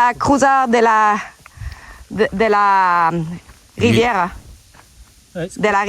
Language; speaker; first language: Spanish; non-native, learner; French